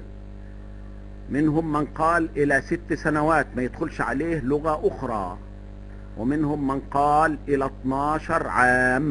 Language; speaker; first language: Arabic; native; Arabic